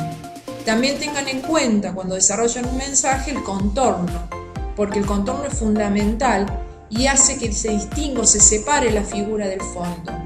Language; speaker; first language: Spanish; native; Spanish